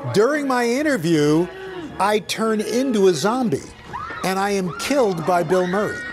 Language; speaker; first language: English; native; English